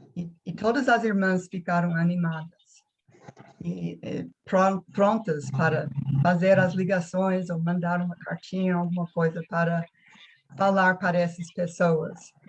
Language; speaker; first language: Portuguese; non-native, fluent; English